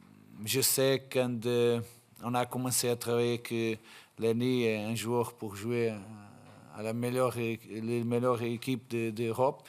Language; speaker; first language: French; non-native, fluent; Portuguese